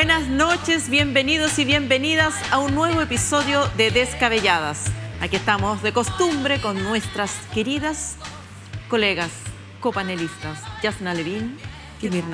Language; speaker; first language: Spanish; native; Spanish